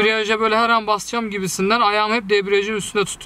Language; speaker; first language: Turkish; native; Turkish